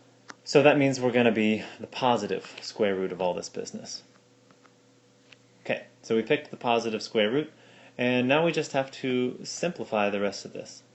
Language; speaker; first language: English; native; English